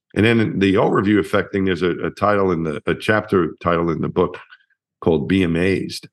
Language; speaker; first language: English; native; English